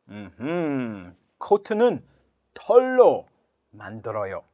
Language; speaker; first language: Korean; non-native, learner; English